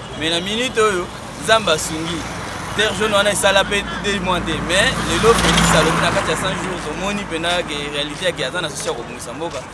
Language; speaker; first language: Lingala; native; Lingala